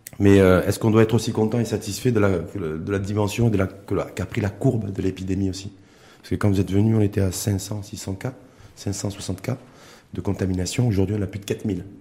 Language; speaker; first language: French; non-native, local second language; Arabic